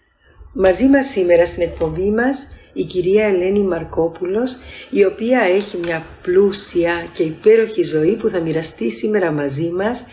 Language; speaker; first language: Greek; early bilingual, heritage; Greek